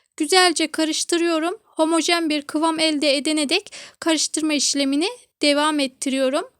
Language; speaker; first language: Turkish; native; Turkish